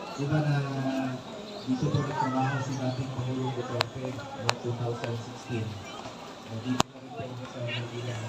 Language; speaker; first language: Filipino; non-native, local second language; Cebuano